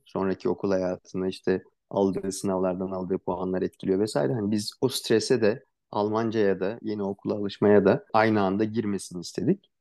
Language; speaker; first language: Turkish; native; Turkish